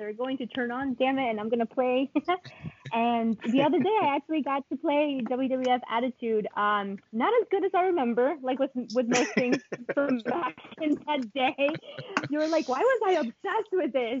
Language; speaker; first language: English; non-native, fluent; Spanish